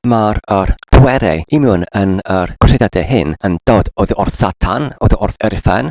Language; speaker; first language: Welsh; non-native, learner; English